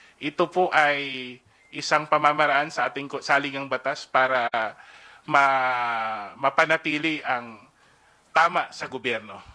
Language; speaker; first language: Filipino; native; Filipino